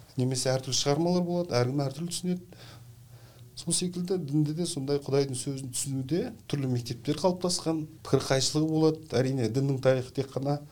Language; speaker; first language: Kazakh; native; Kazakh